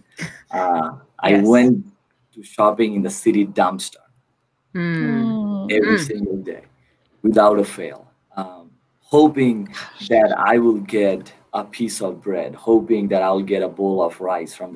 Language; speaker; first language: English; non-native, local second language; Bangla